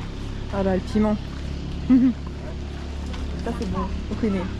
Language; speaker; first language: French; native; French